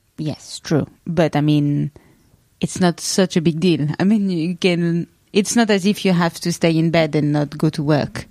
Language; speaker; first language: English; non-native, fluent; French